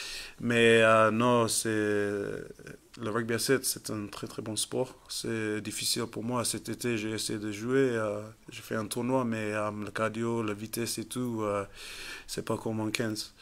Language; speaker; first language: French; non-native, fluent; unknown